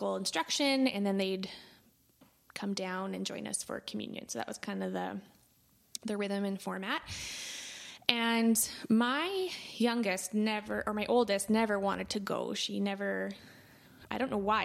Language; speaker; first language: English; native; English